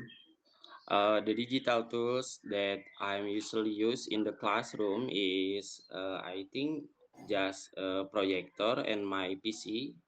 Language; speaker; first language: English; non-native, fluent; Indonesian